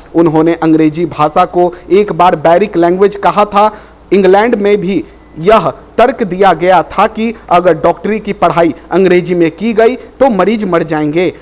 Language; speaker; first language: Hindi; native; Hindi